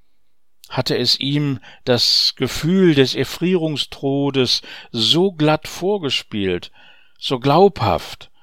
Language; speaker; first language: German; native; German